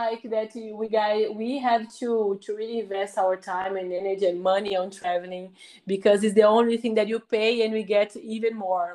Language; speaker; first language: English; non-native, fluent; Portuguese